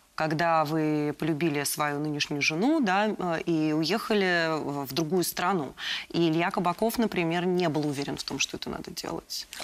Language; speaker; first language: Russian; native; Russian